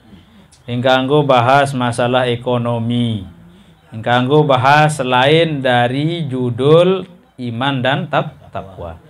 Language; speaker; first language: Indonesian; non-native, local second language; Sasak